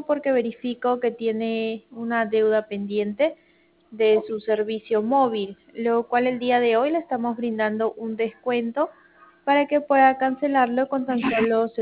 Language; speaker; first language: Spanish; native; Spanish